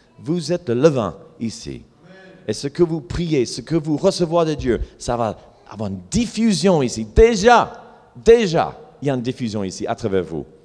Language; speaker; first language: French; non-native, fluent; English